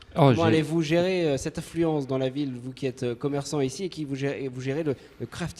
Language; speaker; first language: French; native; French